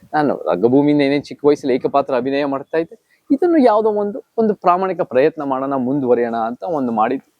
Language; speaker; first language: Kannada; early bilingual, heritage; Kannada